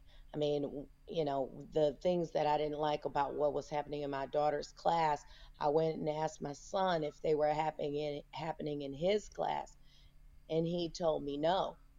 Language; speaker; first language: English; native; English